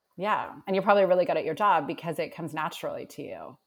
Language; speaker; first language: English; native; English